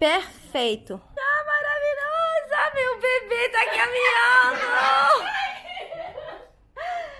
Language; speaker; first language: Portuguese; non-native, learner; French